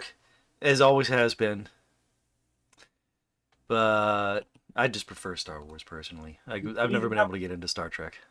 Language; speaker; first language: English; native; English